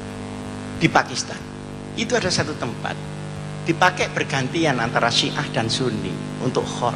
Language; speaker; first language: Indonesian; non-native, local second language; Javanese